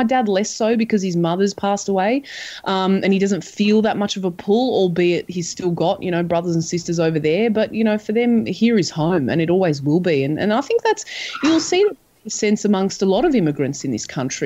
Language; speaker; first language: English; non-native, local second language; Croatian